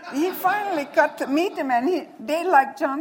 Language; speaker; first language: English; non-native, fluent; Dutch